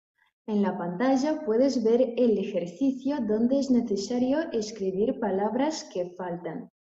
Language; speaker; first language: Spanish; non-native, fluent; Russian